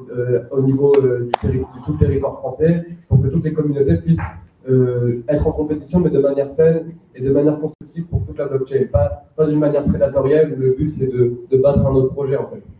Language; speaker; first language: French; native; French